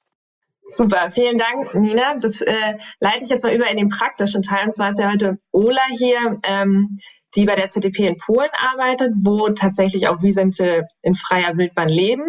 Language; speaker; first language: German; native; German